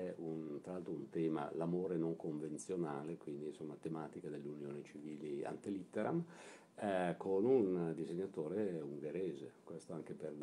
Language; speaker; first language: Italian; native; Italian